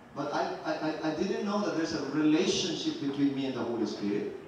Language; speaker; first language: English; non-native, local second language; Filipino